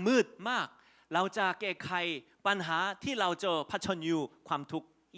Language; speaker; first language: Thai; non-native, fluent; Korean